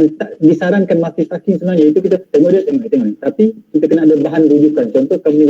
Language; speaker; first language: Malay; native; Malay